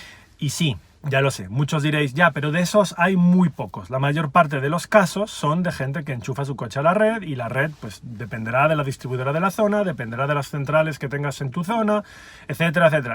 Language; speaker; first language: Spanish; native; Spanish